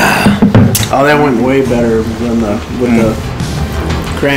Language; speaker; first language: English; native; English